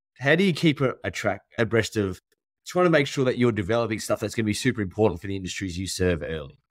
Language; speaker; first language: English; native; English